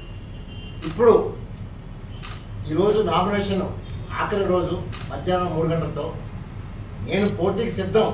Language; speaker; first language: Telugu; native; Telugu